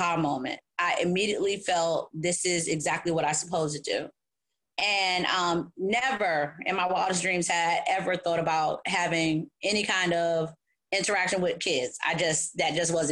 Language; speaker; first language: English; native; English